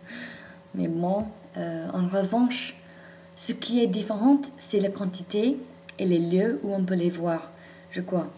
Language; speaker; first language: French; non-native, fluent; English